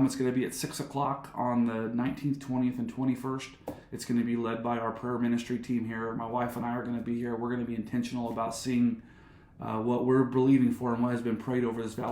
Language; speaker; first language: English; native; English